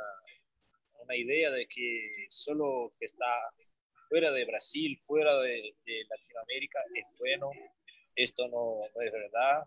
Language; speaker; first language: Spanish; non-native, learner; Portuguese